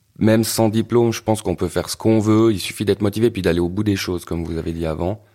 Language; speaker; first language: French; native; French